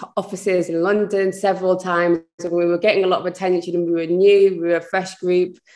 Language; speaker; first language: English; native; English